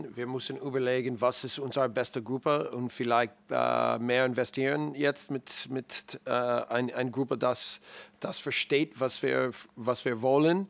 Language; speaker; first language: German; non-native, learner; English